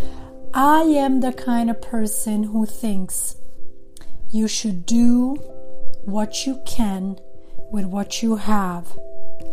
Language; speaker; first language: English; non-native, fluent; Serbian